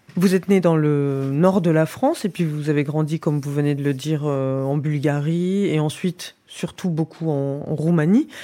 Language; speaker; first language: French; native; French